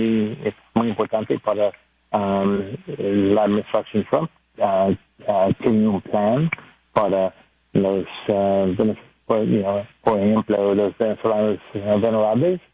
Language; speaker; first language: Spanish; non-native, learner; English